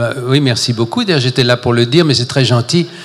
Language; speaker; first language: French; native; French